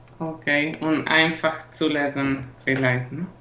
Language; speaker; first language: German; non-native, learner; Spanish